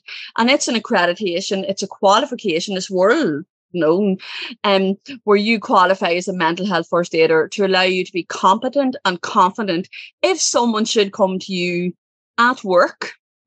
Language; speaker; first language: English; native; English